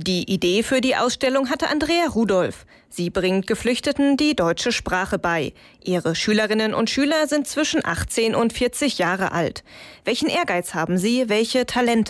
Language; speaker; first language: German; native; German